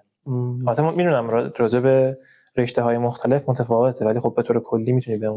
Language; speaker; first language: Persian; native; Persian